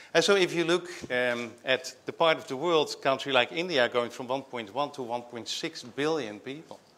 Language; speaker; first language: English; non-native, fluent; Dutch